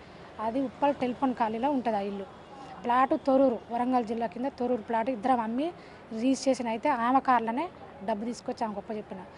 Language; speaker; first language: Telugu; native; Telugu